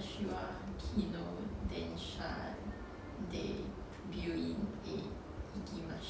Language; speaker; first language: Japanese; non-native, learner; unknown